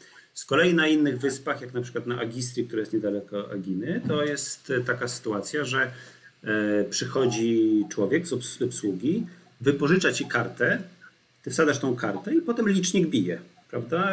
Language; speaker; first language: Polish; native; Polish